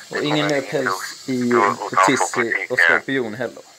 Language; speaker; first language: Swedish; native; Swedish